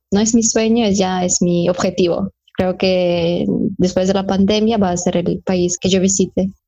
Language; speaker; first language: Spanish; non-native, fluent; Ukrainian